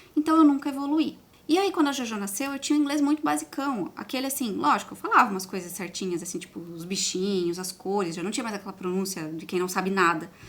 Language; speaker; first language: Portuguese; native; Portuguese